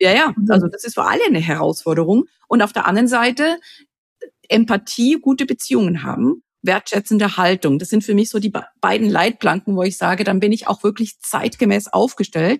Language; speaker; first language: German; native; German